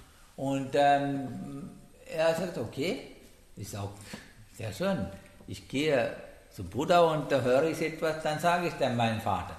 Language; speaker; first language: German; non-native, learner; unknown